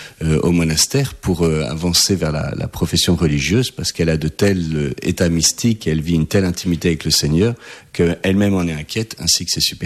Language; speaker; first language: French; native; French